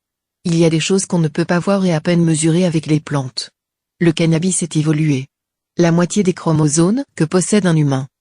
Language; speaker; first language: French; native; French